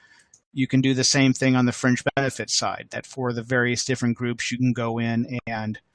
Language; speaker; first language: English; native; English